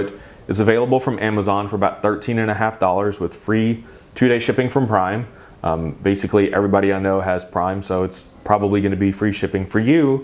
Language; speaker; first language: English; native; English